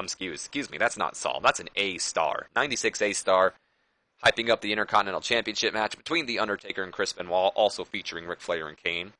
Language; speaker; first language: English; native; English